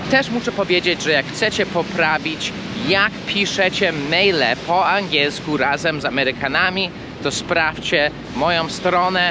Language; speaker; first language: Polish; non-native, fluent; English